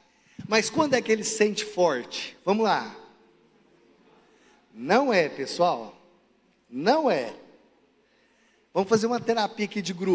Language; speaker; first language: Portuguese; native; Portuguese